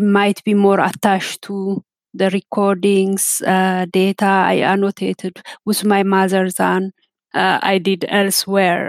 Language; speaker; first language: English; non-native, fluent; Amharic